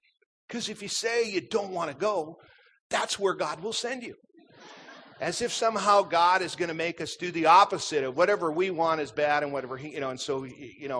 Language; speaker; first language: English; native; English